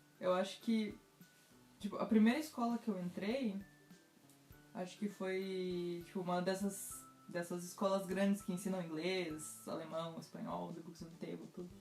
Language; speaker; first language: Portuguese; native; Portuguese